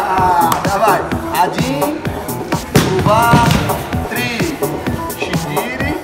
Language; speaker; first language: Russian; non-native, learner; Portuguese